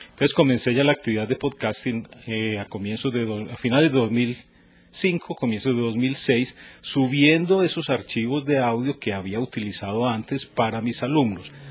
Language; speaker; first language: Spanish; native; Spanish